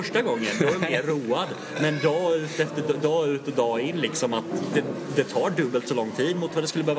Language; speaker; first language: Swedish; native; Swedish